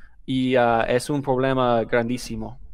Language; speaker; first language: Spanish; non-native, fluent; English